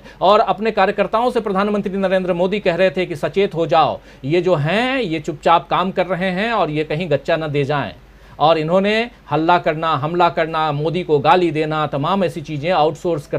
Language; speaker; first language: Hindi; native; Hindi